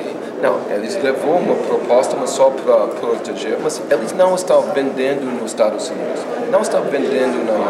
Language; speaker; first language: Portuguese; non-native, fluent; English